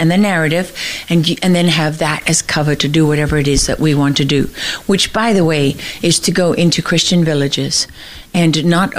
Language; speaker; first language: English; native; English